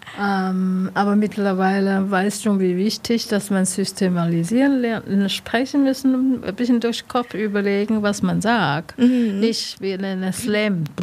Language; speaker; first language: German; non-native, learner; Chinese